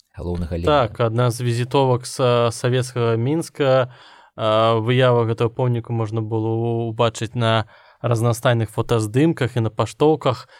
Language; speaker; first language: Belarusian; non-native, local second language; Russian